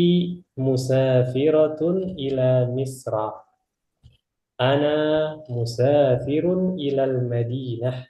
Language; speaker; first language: Arabic; non-native, fluent; Indonesian